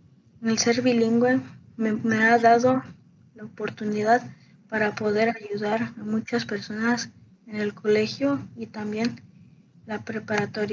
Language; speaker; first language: Spanish; early bilingual, heritage; Spanish